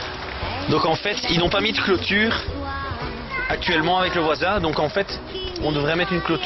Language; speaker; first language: French; native; French